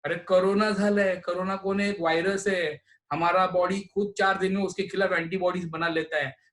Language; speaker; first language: Hindi; non-native, local second language; Marathi